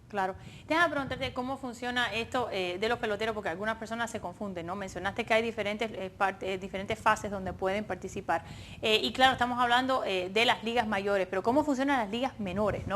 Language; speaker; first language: Spanish; early bilingual, other home language; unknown